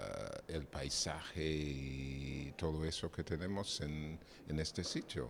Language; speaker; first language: Spanish; non-native, fluent; English